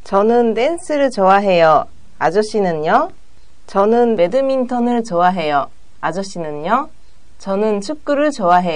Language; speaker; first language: Korean; non-native, learner; Japanese